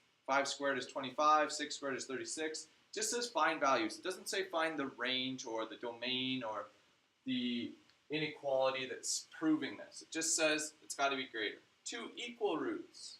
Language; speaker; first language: English; native; English